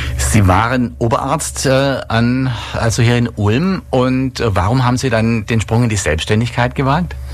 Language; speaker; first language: German; native; German